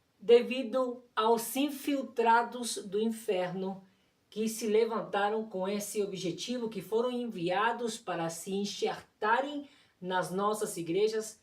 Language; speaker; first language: Portuguese; non-native, fluent; Spanish